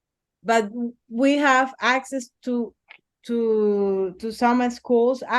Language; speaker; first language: English; non-native, learner; Spanish